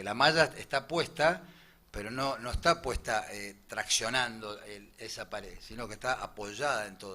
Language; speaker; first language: Spanish; native; Spanish